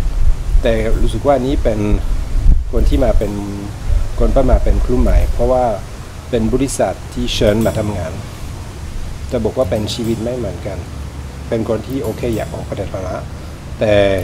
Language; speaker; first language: Thai; non-native, learner; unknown